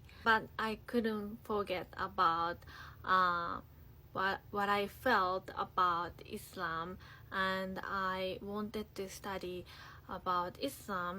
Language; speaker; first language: English; non-native, fluent; Japanese